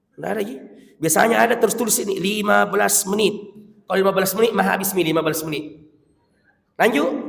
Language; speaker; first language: Malay; non-native, local second language; Buginese